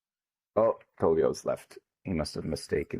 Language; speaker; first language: English; native; English